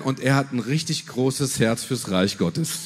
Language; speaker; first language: German; native; German